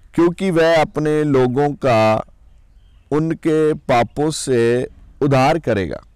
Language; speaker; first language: Hindi; non-native, local second language; Punjabi